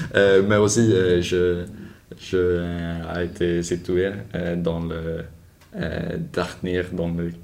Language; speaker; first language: French; non-native, learner; Swedish